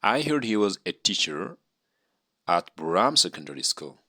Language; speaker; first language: English; non-native, local second language; Amharic